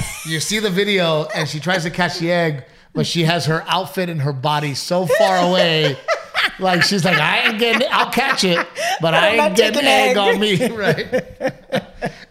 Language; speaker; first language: English; native; English